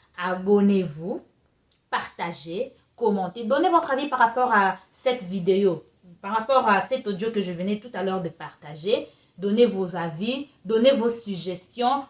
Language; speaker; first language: French; non-native, local second language; Lingala